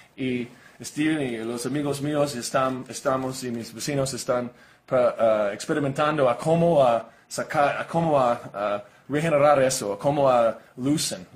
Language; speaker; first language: Spanish; non-native, learner; English